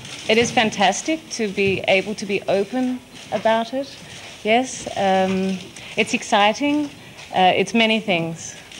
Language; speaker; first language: English; native; English